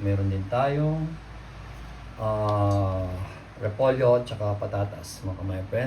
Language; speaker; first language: Filipino; native; Filipino